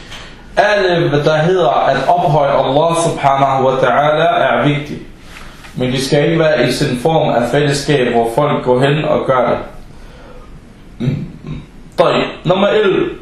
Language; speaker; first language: Danish; non-native, fluent; Arabic